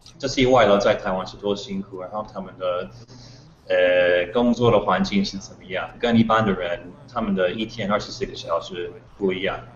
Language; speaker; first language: Chinese; non-native, fluent; English